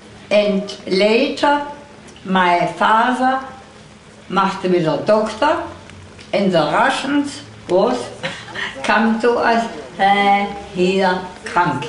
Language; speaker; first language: English; non-native, learner; German